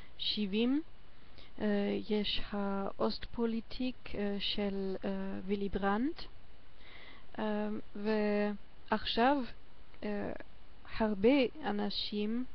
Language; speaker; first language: Hebrew; non-native, learner; German